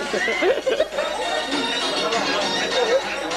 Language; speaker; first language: Arabic; native; Arabic